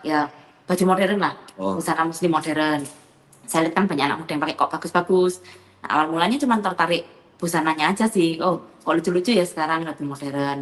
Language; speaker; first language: Indonesian; native; Indonesian